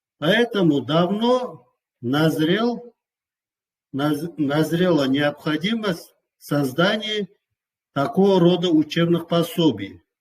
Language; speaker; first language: Russian; non-native, local second language; Kumyk